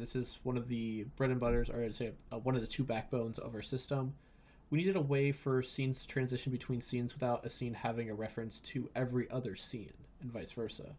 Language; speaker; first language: English; native; English